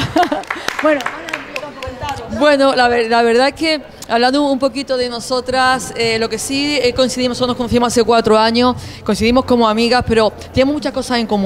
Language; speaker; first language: Spanish; native; Spanish